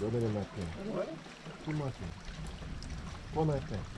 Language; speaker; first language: French; non-native, learner; English